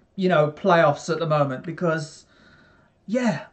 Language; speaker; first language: English; native; English